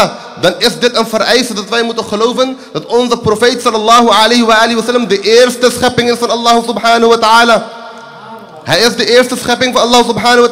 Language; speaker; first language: Dutch; early bilingual, other home language; Urdu